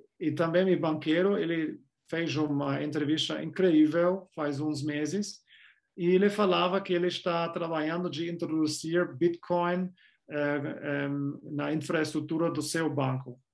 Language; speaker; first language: Portuguese; non-native, fluent; German